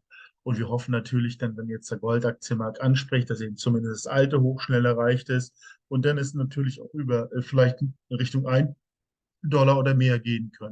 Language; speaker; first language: German; native; German